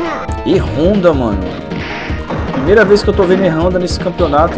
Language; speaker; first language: Portuguese; native; Portuguese